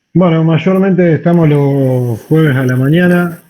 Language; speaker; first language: Spanish; native; Spanish